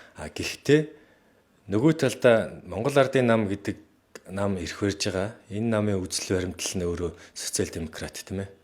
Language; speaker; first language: Mongolian; native; Mongolian